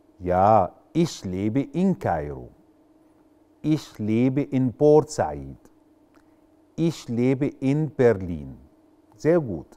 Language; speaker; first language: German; non-native, fluent; Arabic